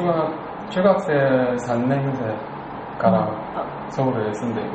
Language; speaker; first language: Japanese; non-native, learner; Korean